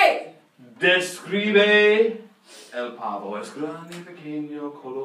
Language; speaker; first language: Spanish; non-native, fluent; English